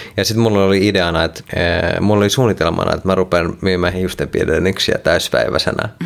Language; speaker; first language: Finnish; non-native, local second language; Swedish